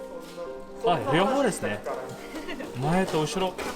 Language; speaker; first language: Japanese; non-native, fluent; English